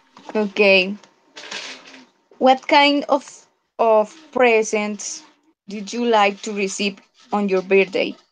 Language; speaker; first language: English; non-native, fluent; Spanish